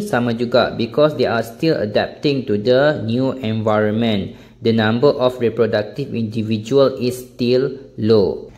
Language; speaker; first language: English; non-native, local second language; Malay